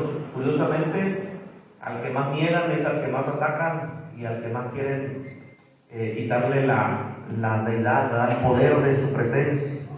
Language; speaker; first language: Spanish; native; Spanish